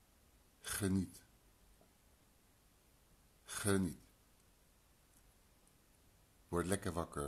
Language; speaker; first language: Dutch; early bilingual, other home language; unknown